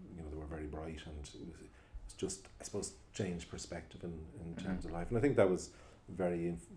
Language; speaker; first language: English; native; English